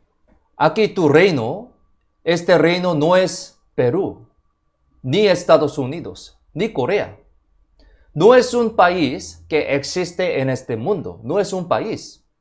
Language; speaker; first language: Spanish; non-native, fluent; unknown